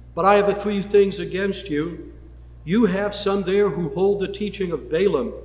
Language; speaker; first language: English; native; English